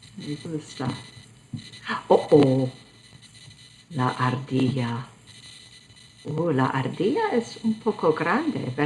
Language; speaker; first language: Spanish; non-native, fluent; English